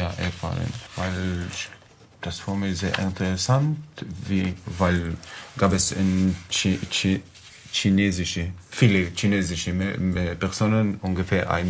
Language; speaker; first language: German; non-native, learner; Arabic